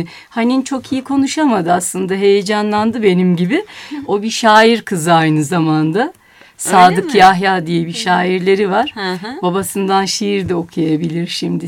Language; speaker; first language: Turkish; native; Turkish